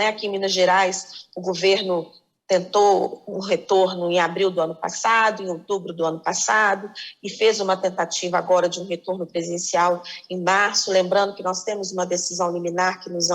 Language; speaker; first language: Portuguese; native; Portuguese